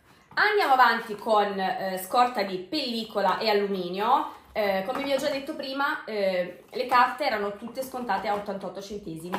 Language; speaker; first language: Italian; native; Italian